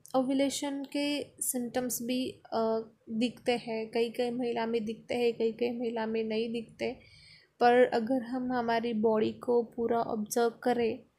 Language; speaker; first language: Hindi; non-native, local second language; Marathi